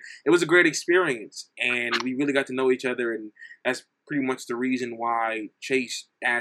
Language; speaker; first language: English; native; English